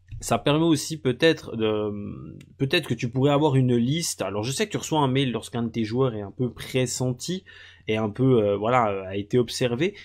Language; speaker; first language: French; native; French